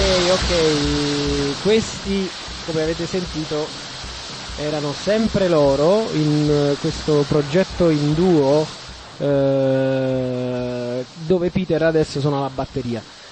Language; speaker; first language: Italian; native; Italian